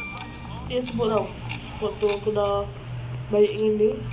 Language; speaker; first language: English; non-native, learner; Malay